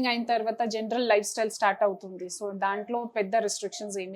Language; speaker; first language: Telugu; non-native, learner; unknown